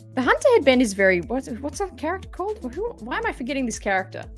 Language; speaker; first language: English; native; English